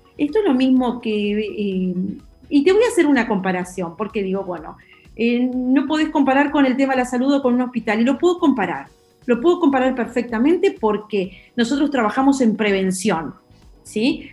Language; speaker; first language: Spanish; native; Spanish